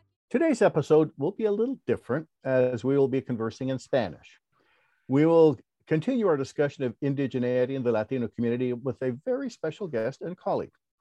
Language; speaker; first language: English; early bilingual, other home language; Spanish